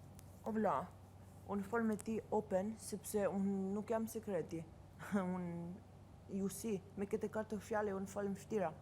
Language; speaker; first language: Albanian; non-native, learner; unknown